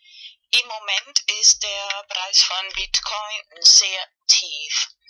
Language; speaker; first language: German; non-native, fluent; Spanish